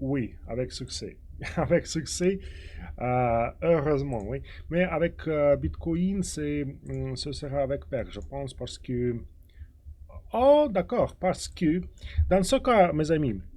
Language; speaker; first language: French; non-native, fluent; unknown